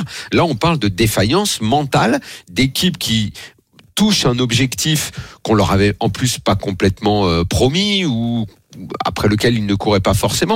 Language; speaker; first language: French; native; French